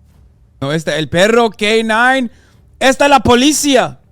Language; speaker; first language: Spanish; non-native, learner; English